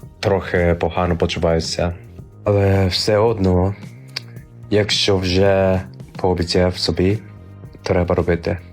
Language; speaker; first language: Ukrainian; non-native, learner; Japanese